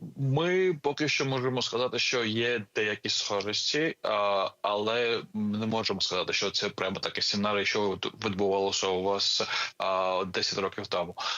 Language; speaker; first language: Ukrainian; non-native, fluent; Georgian